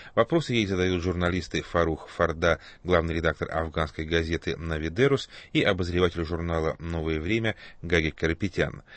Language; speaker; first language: Russian; native; Russian